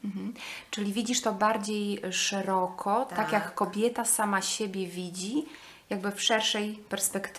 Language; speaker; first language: Polish; native; Polish